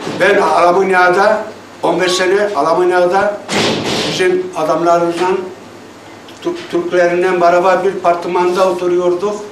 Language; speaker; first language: Turkish; early bilingual, heritage; Turkish